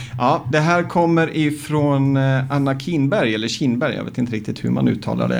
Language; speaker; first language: Swedish; native; Swedish